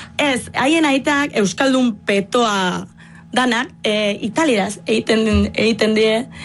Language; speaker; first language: Basque; non-native, fluent; Italian